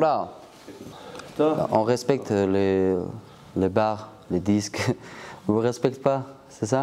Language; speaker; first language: French; non-native, learner; Georgian